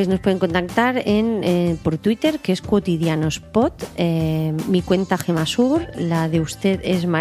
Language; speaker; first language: Spanish; native; Spanish